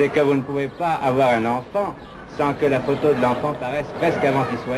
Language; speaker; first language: French; native; French